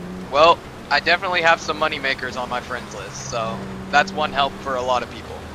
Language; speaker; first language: English; native; English